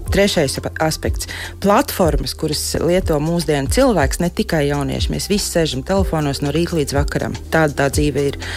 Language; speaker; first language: Latvian; native; Latvian